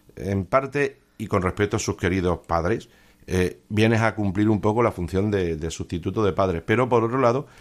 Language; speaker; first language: Spanish; native; Spanish